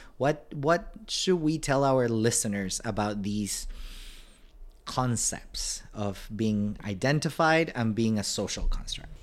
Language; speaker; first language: English; non-native, fluent; Spanish